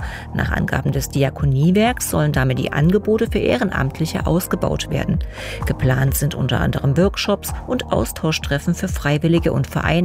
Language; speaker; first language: German; native; German